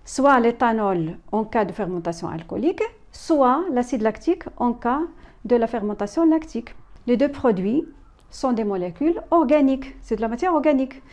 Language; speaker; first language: French; non-native, local second language; Arabic